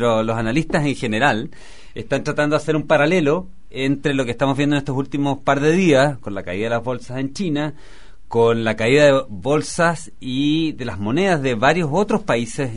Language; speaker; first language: Spanish; native; Spanish